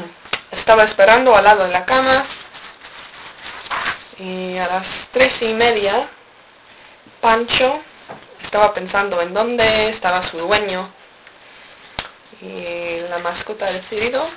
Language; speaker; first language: Spanish; non-native, learner; English